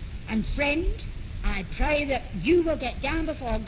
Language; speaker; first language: English; native; English